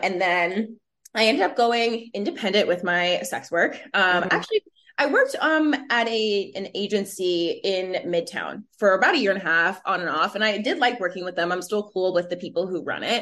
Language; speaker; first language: English; native; English